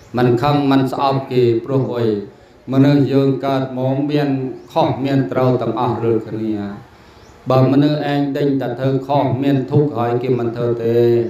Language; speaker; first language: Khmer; native; Khmer